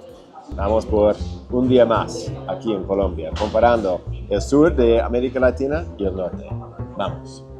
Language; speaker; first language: Spanish; non-native, fluent; English